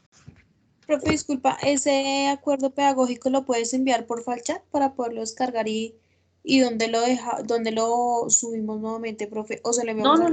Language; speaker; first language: Spanish; native; Spanish